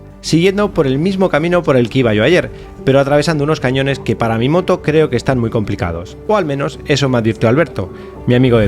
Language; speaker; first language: Spanish; native; Spanish